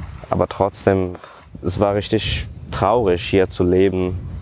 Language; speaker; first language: German; non-native, fluent; Persian